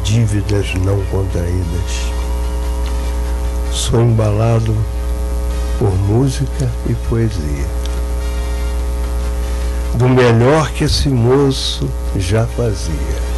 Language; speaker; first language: Portuguese; native; Portuguese